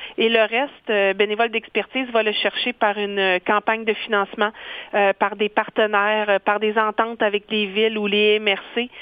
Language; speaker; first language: French; native; French